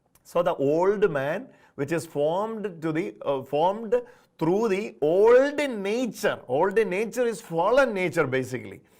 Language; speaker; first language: English; non-native, local second language; Malayalam